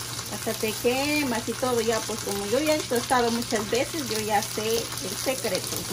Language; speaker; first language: Spanish; native; Spanish